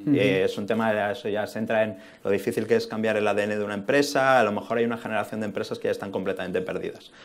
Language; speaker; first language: Spanish; native; Spanish